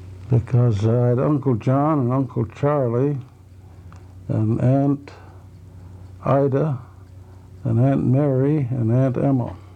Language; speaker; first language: English; native; English